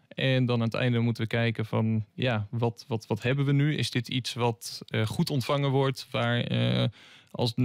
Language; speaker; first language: Dutch; native; Dutch